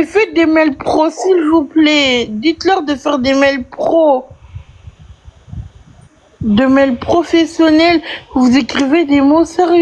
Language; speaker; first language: French; native; French